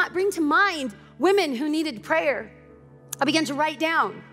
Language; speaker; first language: English; native; English